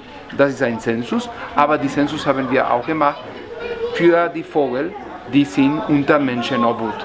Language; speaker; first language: German; non-native, learner; Spanish